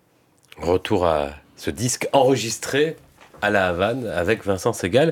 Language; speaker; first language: French; native; French